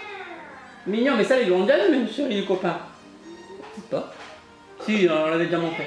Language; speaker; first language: French; native; French